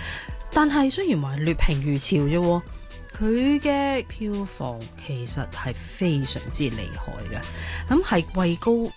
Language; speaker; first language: Cantonese; native; Cantonese